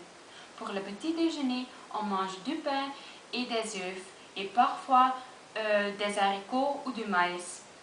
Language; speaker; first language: French; non-native, learner; Dutch